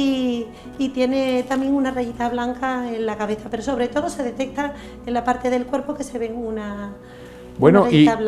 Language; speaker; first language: Spanish; native; Spanish